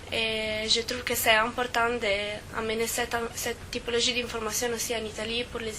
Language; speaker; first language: French; non-native, fluent; Italian